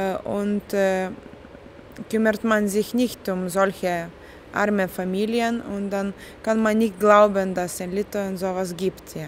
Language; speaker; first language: German; non-native, fluent; Lithuanian